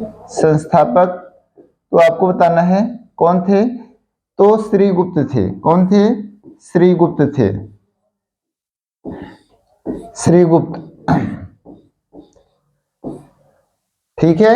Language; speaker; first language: Hindi; native; Hindi